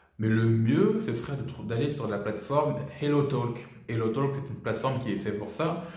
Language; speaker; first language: French; native; French